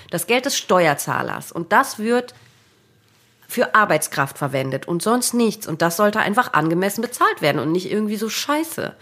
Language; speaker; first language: German; native; German